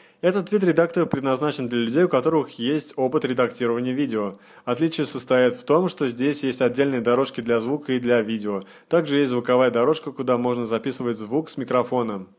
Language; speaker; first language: Russian; native; Russian